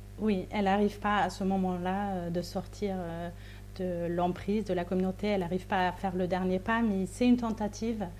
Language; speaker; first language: French; non-native, fluent; German